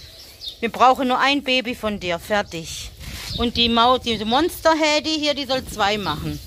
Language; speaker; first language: German; native; German